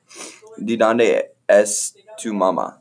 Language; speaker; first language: Spanish; non-native, learner; English